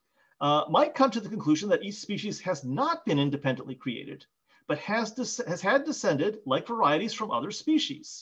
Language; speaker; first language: English; native; English